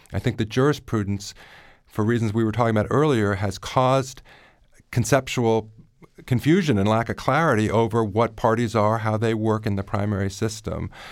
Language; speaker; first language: English; native; English